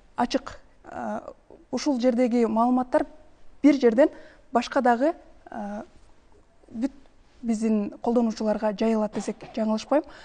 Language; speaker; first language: Kyrgyz; native; Kyrgyz